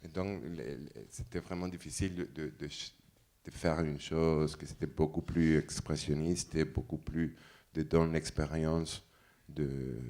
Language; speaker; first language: French; non-native, fluent; Spanish